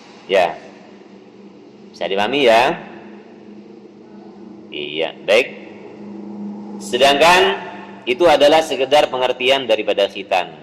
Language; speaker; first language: Indonesian; native; Indonesian